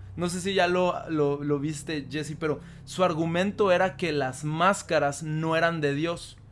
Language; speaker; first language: Spanish; early bilingual, heritage; Spanish